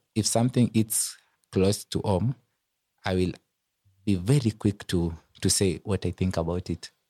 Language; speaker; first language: English; non-native, local second language; Luo (Kenya and Tanzania)